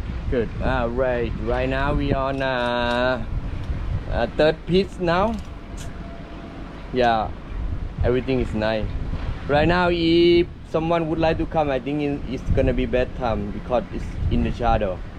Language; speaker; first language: English; non-native, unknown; Thai